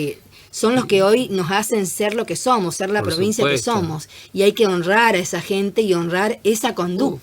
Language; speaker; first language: Spanish; native; Spanish